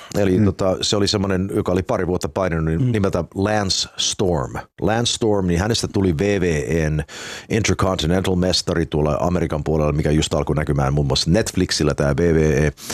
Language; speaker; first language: Finnish; early bilingual, heritage; Finnish